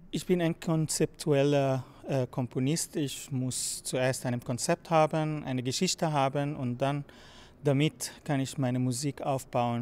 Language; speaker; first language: German; non-native, learner; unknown